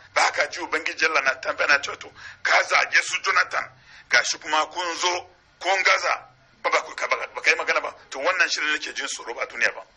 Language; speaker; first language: Hausa; non-native, local second language; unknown